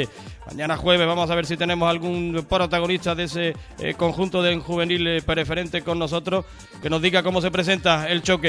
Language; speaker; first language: Spanish; native; Spanish